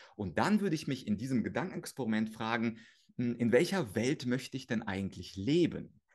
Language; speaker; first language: German; early bilingual, other home language; Russian